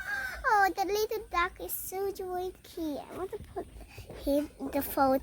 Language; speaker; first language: English; non-native, learner; Khmer